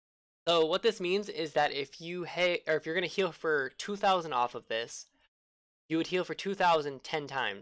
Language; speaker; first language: English; native; English